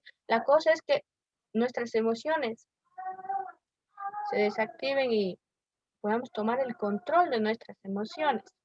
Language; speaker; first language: Spanish; native; Spanish